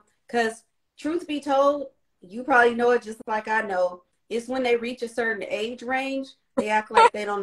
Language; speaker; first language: English; native; English